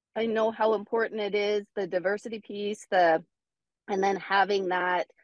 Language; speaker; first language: English; native; English